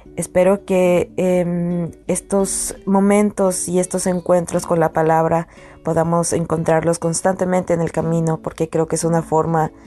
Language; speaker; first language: Spanish; native; Spanish